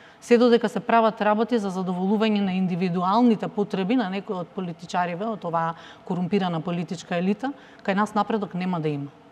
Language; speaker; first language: Macedonian; native; Macedonian